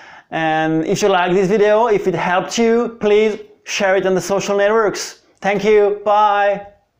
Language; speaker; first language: English; non-native, fluent; French